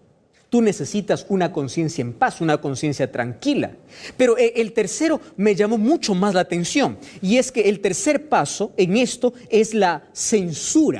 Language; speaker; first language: Spanish; native; Spanish